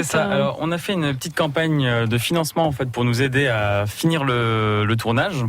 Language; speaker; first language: French; native; French